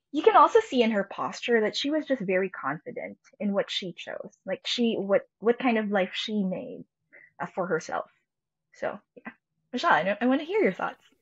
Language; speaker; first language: English; non-native, local second language; Filipino